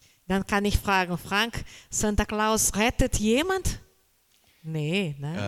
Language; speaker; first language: German; non-native, learner; Portuguese